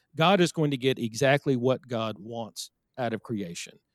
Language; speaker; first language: English; native; English